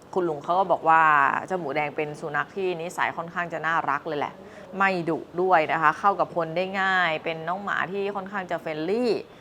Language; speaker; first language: Thai; native; Thai